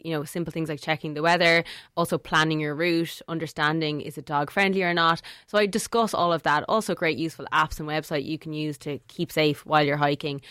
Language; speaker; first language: English; native; English